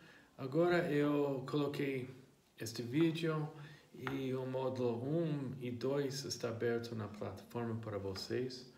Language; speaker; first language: Portuguese; non-native, fluent; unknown